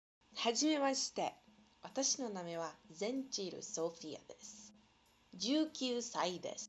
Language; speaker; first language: Japanese; non-native, learner; Portuguese